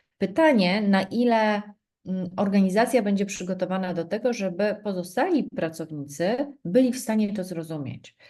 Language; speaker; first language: Polish; native; Polish